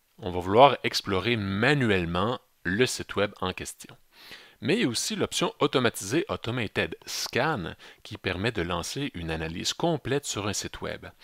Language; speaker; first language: French; native; French